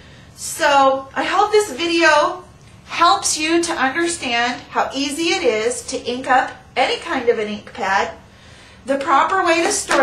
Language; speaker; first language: English; native; English